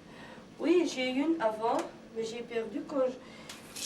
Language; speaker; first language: French; non-native, learner; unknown